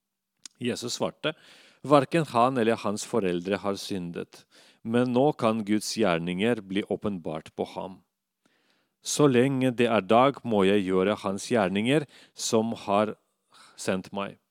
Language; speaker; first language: Norwegian; non-native, fluent; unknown